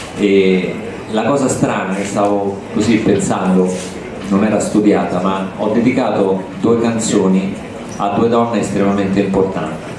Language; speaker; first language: Italian; native; Italian